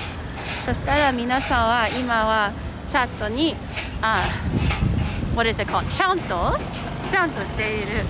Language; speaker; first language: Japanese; non-native, learner; English